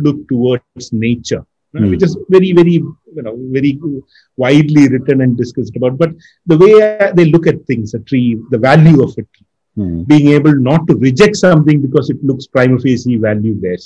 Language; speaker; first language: English; non-native, local second language; Malayalam